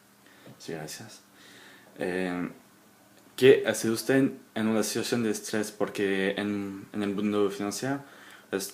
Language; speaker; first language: Spanish; non-native, learner; French